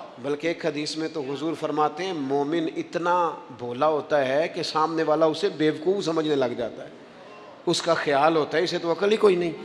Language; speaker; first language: Urdu; non-native, local second language; Punjabi